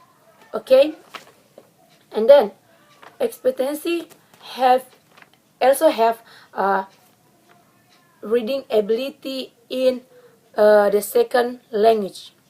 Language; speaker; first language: English; non-native, learner; Indonesian